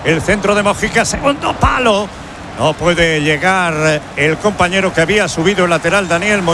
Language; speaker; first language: Spanish; native; Spanish